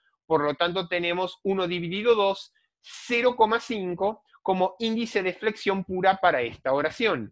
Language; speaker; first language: Spanish; native; Spanish